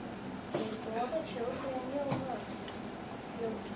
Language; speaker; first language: Chinese; non-native, learner; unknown